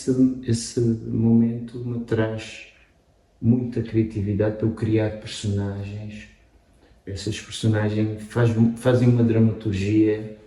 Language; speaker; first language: Portuguese; non-native, local second language; Kabuverdianu